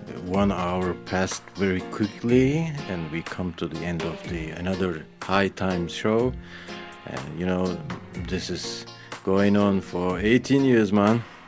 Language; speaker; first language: English; non-native, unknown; Turkish